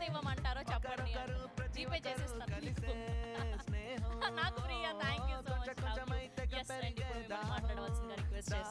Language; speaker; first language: Telugu; native; Telugu